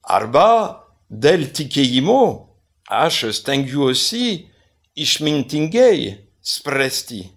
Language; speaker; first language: Lithuanian; non-native, fluent; French